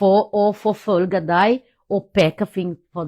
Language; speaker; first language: Norwegian; non-native, fluent; Portuguese